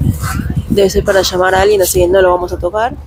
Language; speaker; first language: Spanish; native; Spanish